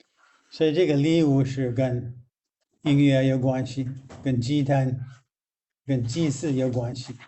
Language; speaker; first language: Chinese; non-native, fluent; English